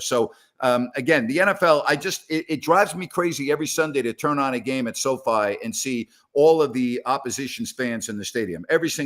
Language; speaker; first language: English; native; English